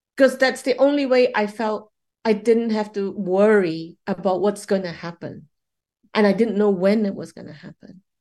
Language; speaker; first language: English; non-native, local second language; Cantonese